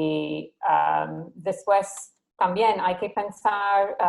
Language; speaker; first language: Spanish; non-native, fluent; English